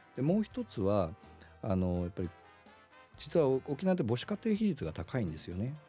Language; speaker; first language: Japanese; native; Japanese